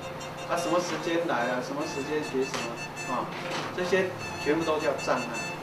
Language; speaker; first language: Chinese; native; Chinese